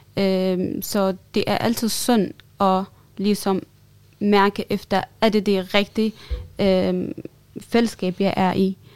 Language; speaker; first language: Danish; non-native, fluent; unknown